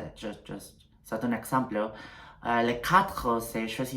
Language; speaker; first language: French; non-native, learner; Spanish